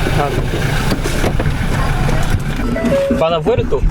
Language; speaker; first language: Spanish; non-native, learner; Korean